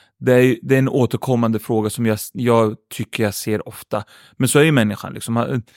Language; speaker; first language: Swedish; early bilingual, other home language; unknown